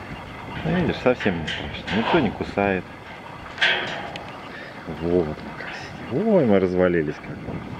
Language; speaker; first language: Russian; native; Russian